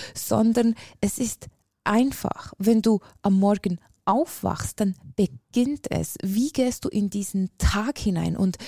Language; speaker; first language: German; native; German